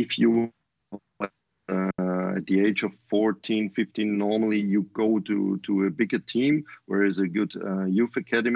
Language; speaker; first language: English; non-native, fluent; German